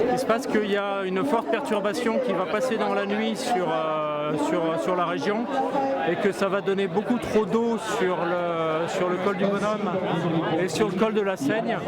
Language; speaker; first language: French; native; French